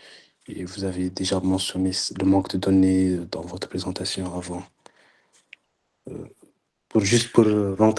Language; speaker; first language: French; non-native, local second language; Arabic